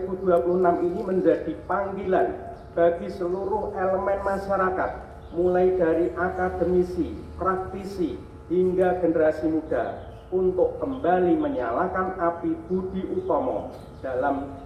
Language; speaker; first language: Indonesian; native; Indonesian